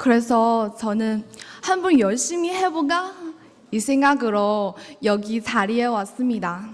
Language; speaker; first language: Korean; non-native, learner; Chinese